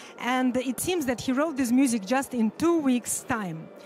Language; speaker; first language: English; non-native, fluent; Russian